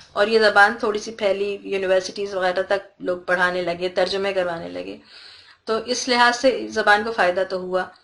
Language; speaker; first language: Urdu; native; Urdu